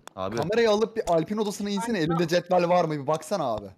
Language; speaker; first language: Turkish; native; Turkish